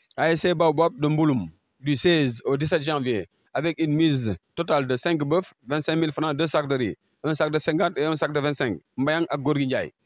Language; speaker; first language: French; non-native, local second language; Wolof